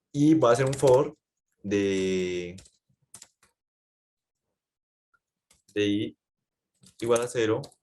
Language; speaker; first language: Spanish; native; Spanish